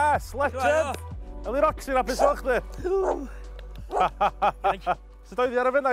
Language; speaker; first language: Welsh; native; Welsh